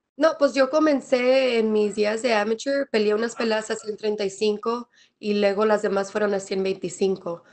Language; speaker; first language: Spanish; early bilingual, other home language; English